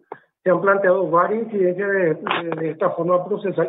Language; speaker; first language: Spanish; native; Spanish